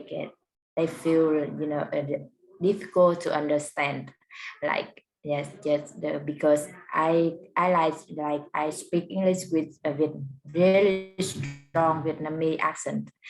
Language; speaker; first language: English; non-native, learner; Vietnamese